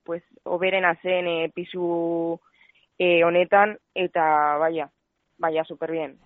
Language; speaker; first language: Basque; non-native, local second language; Spanish